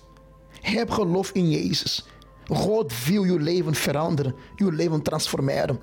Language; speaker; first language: Dutch; non-native, fluent; Portuguese